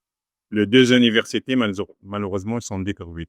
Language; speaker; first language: French; non-native, fluent; Arabic